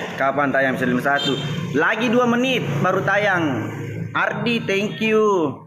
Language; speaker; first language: Indonesian; non-native, local second language; Buginese